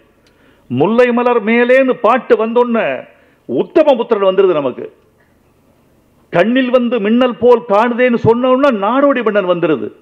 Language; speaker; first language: Tamil; native; Tamil